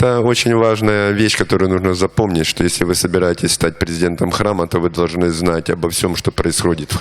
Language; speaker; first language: Russian; native; Russian